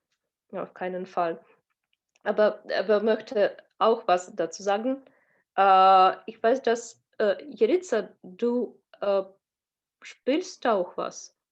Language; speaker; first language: German; non-native, learner; Russian